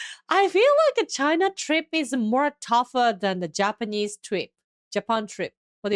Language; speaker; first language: English; non-native, fluent; Japanese